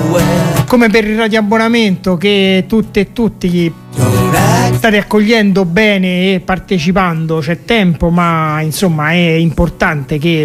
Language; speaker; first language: Italian; native; Italian